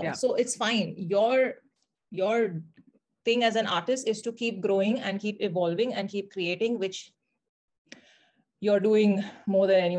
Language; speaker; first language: English; non-native, local second language; Hindi